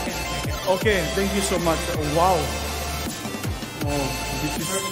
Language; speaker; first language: English; non-native, learner; Indonesian